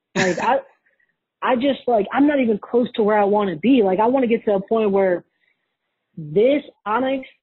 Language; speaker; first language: English; native; English